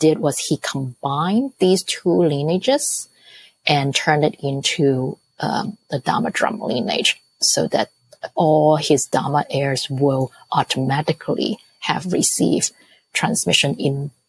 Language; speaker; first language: English; non-native, local second language; Cantonese